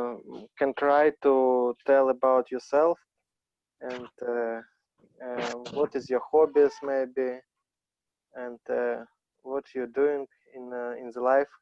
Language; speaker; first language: English; non-native, learner; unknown